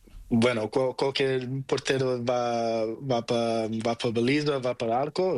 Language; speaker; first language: Spanish; non-native, learner; Portuguese